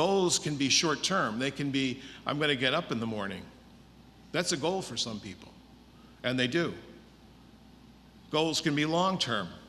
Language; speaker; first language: English; native; English